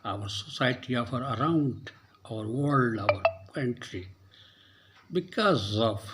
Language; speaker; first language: English; non-native, local second language; Urdu